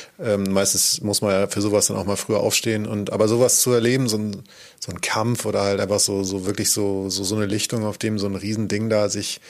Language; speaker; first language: German; native; German